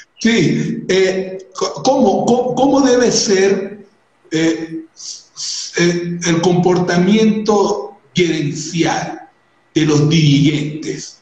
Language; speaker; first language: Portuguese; non-native, learner; Spanish